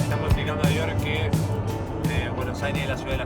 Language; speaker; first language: Spanish; native; Spanish